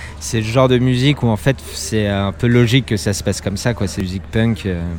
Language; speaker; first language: French; native; French